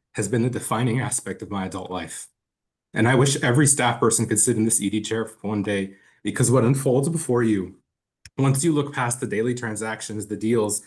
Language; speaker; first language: English; early bilingual, other home language; Spanish